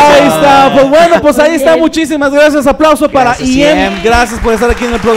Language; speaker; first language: Spanish; native; Spanish